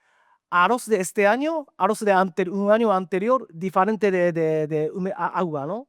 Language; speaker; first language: Spanish; non-native, learner; Japanese